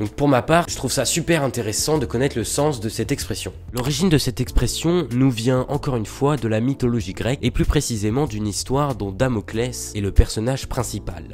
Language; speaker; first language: French; native; French